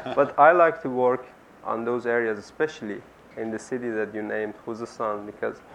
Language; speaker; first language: English; non-native, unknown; Persian